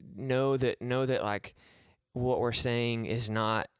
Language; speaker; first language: English; native; English